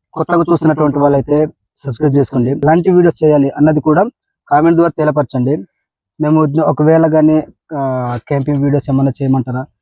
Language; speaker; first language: Telugu; non-native, local second language; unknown